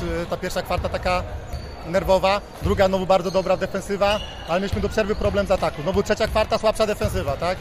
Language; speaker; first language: Polish; native; Polish